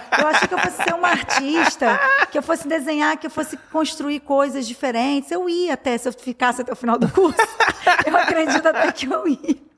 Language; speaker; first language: Portuguese; native; Portuguese